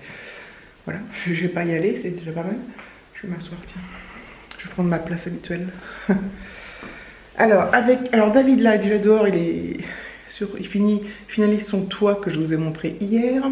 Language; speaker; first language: French; native; French